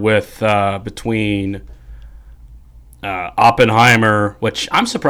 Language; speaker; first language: English; native; English